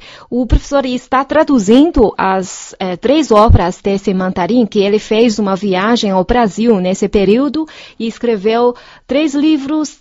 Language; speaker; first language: Portuguese; non-native, fluent; Chinese